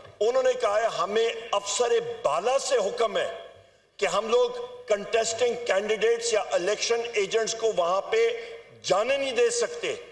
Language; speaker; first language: Urdu; non-native, local second language; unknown